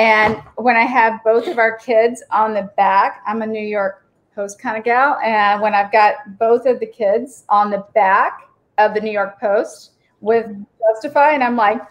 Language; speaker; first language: English; native; English